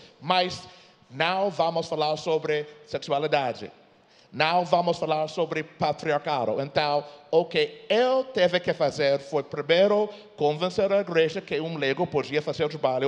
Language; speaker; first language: Portuguese; non-native, fluent; English